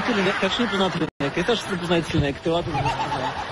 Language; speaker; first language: Bulgarian; native; Bulgarian